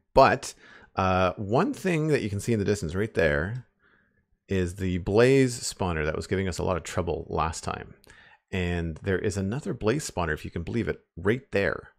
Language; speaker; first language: English; native; English